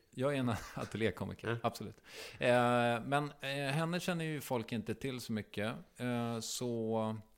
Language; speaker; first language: Swedish; native; Swedish